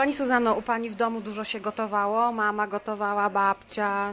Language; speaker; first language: Polish; native; Polish